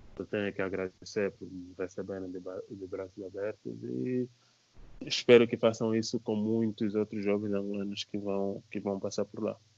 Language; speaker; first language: Portuguese; native; Portuguese